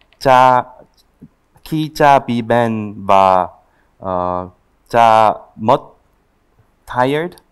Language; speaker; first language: Vietnamese; non-native, learner; Korean